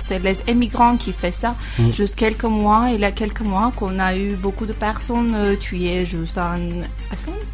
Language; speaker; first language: French; non-native, learner; Armenian